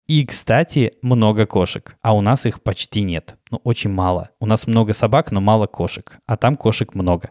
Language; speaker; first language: Russian; native; Russian